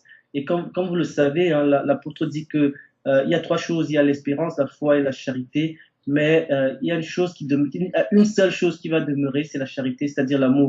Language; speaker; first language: French; native; French